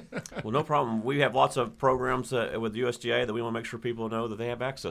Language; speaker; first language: English; native; English